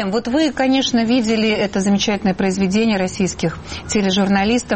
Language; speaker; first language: Russian; native; Russian